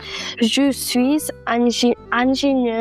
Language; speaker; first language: French; non-native, learner; Uzbek